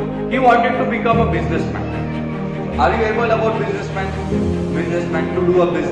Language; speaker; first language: English; non-native, local second language; Marathi